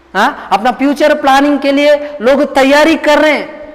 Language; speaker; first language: Hindi; non-native, local second language; Telugu